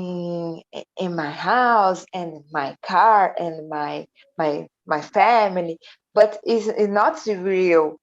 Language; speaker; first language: English; non-native, learner; Portuguese